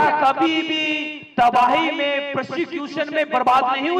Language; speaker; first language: Hindi; native; Hindi